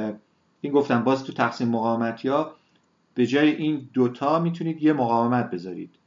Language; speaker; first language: Persian; native; Persian